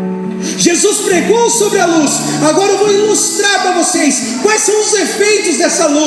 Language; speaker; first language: Portuguese; native; Portuguese